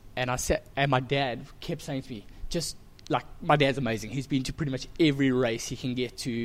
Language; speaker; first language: English; native; English